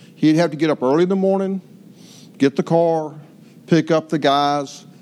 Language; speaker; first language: English; native; English